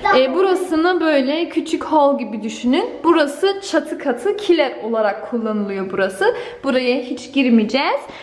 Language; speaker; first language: Turkish; early bilingual, heritage; Turkish